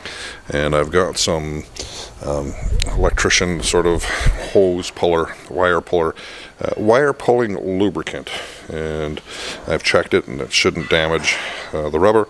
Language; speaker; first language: English; native; English